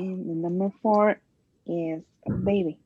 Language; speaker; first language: English; non-native, learner; Spanish